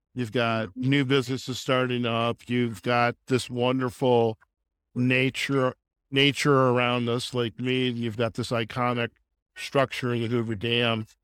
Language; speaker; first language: English; native; English